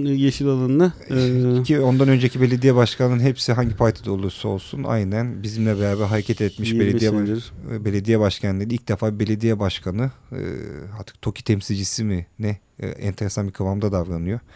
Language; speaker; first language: Turkish; native; Turkish